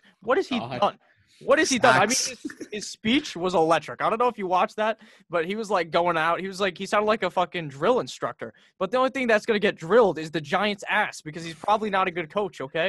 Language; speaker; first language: English; native; English